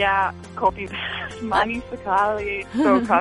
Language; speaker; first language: Indonesian; non-native, fluent; English